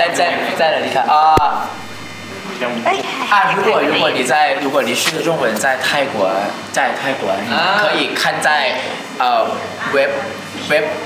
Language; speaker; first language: Chinese; non-native, learner; Thai